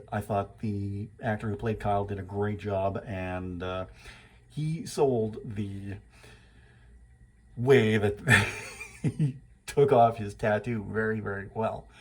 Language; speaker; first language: English; native; English